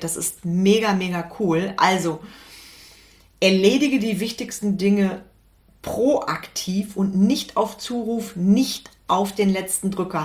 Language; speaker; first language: German; native; German